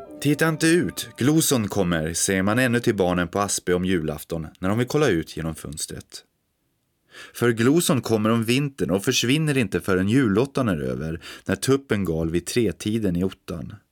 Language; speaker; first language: Swedish; native; Swedish